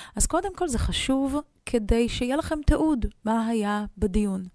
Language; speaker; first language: Hebrew; native; Hebrew